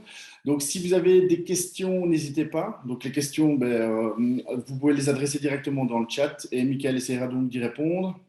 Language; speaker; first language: French; native; French